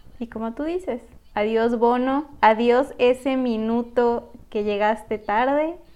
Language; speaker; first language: Spanish; native; Spanish